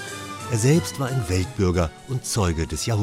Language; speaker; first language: German; native; German